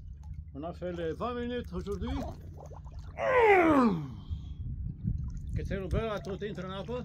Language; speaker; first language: French; non-native, fluent; Romanian